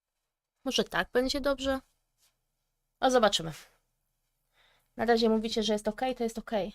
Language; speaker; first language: Polish; native; Polish